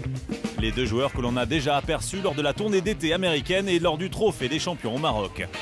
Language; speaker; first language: French; native; French